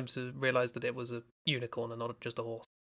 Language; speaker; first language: English; native; English